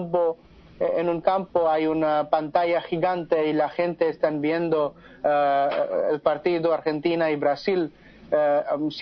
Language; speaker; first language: Spanish; non-native, fluent; Bangla